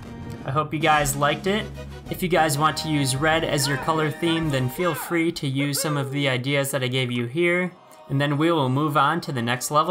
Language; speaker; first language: English; native; English